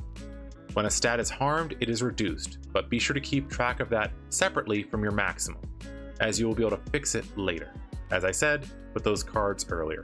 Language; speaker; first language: English; native; English